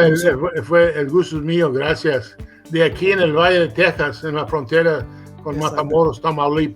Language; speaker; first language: Spanish; early bilingual, heritage; Spanish